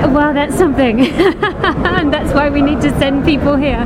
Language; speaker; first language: English; native; English